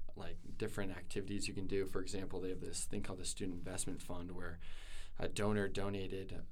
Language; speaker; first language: English; native; English